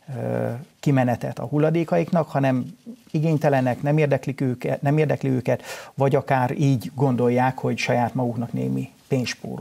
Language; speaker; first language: Hungarian; native; Hungarian